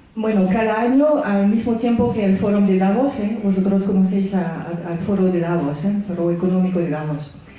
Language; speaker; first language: Spanish; non-native, fluent; French